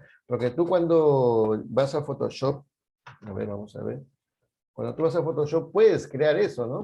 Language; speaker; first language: Spanish; native; Spanish